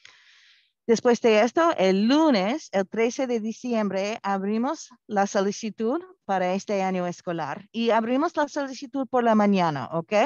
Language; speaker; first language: Spanish; non-native, fluent; English